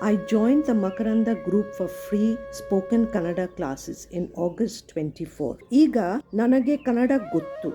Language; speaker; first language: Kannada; non-native, learner; Bangla